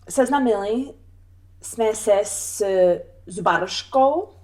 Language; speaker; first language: Czech; non-native, learner; English